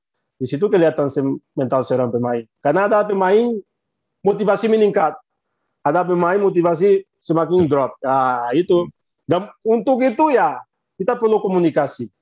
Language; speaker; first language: Indonesian; non-native, fluent; Portuguese